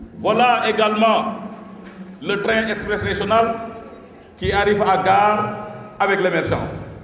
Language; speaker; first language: French; non-native, local second language; Wolof